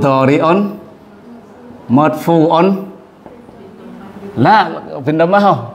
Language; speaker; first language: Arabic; non-native, fluent; Western Cham